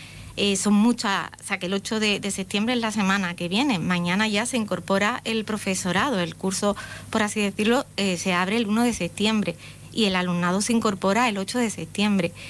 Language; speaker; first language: Spanish; native; Spanish